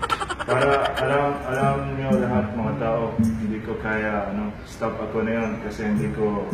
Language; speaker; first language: Filipino; non-native, learner; Arabic